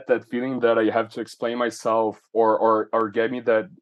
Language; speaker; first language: English; non-native, fluent; Portuguese